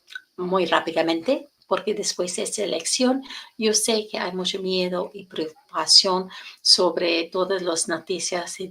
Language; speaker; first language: Spanish; non-native, learner; English